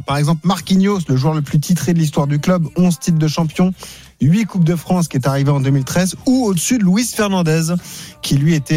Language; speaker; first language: French; native; French